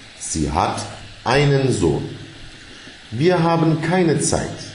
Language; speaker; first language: German; non-native, fluent; Turkish